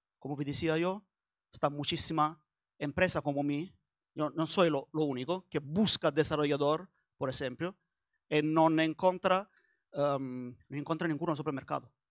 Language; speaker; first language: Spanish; non-native, learner; Italian